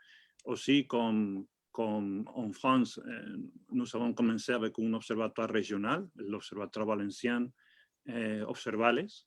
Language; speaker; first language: French; non-native, fluent; Spanish